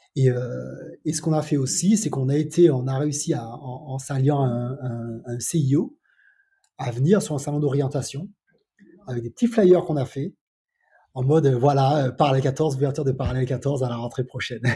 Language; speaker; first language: French; native; French